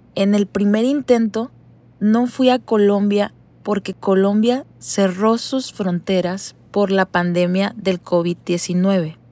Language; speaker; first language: Spanish; native; Spanish